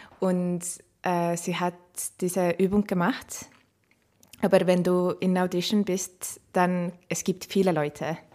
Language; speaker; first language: German; non-native, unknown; Estonian